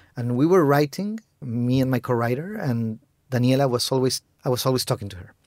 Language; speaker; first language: English; non-native, fluent; Spanish